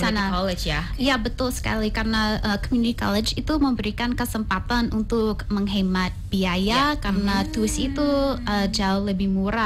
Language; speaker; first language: Indonesian; non-native, fluent; English